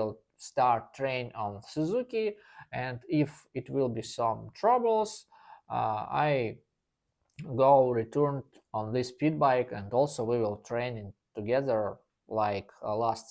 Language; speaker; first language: English; non-native, learner; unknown